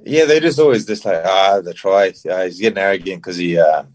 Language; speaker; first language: English; early bilingual, other home language; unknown